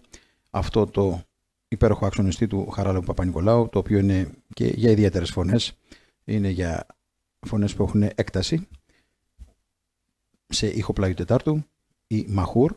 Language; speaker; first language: Greek; native; Greek